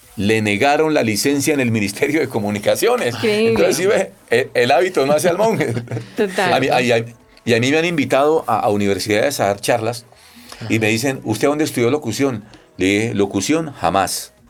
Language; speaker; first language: Spanish; native; Spanish